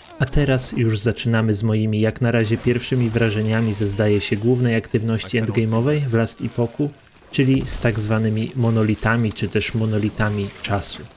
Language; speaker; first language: Polish; native; Polish